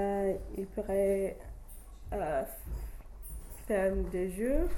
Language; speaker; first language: French; non-native, learner; English